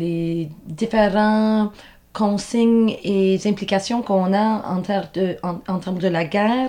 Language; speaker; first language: French; non-native, local second language; English